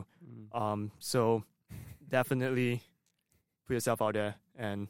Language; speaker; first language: English; non-native, local second language; Cantonese